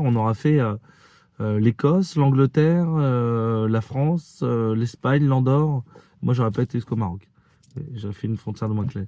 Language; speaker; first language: French; native; French